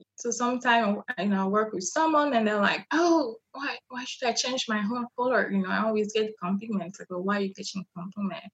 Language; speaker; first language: English; non-native, fluent; French